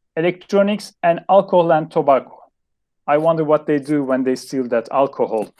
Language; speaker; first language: English; non-native, fluent; Turkish